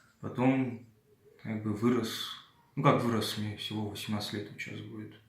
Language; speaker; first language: Russian; early bilingual, other home language; Abkhazian